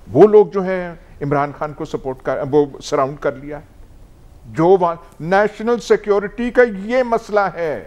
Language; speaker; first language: Urdu; non-native, local second language; Punjabi